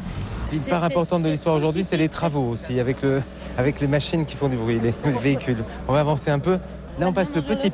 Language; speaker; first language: French; native; French